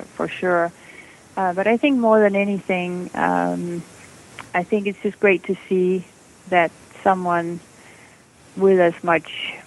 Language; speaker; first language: English; non-native, fluent; Danish